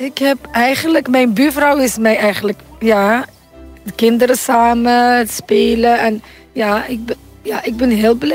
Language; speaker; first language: Dutch; non-native, learner; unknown